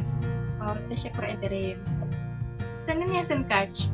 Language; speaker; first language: Turkish; non-native, learner; Indonesian